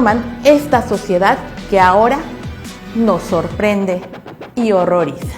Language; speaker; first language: Spanish; native; Spanish